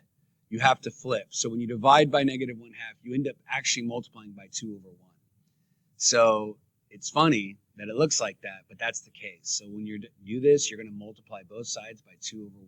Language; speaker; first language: English; native; English